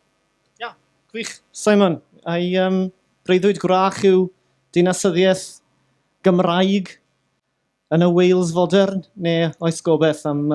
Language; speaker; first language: Welsh; native; Welsh